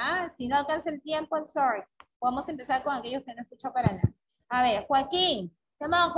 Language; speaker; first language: Spanish; native; Spanish